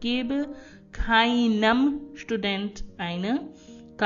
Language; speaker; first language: German; non-native, fluent; Hindi